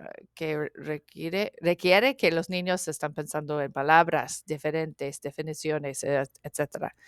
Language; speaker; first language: Spanish; non-native, learner; English